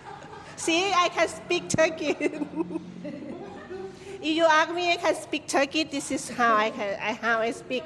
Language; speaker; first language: English; non-native, learner; Thai